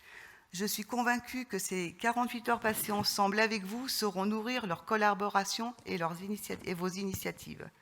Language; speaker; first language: French; native; French